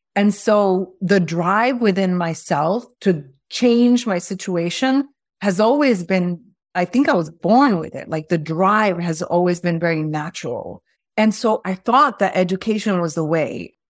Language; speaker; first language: English; early bilingual, other home language; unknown